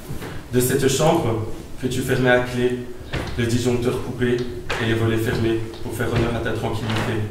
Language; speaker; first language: French; native; French